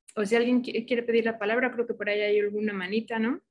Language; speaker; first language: Spanish; native; Spanish